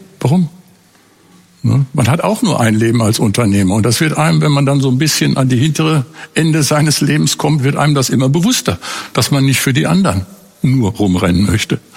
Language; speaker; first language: German; native; German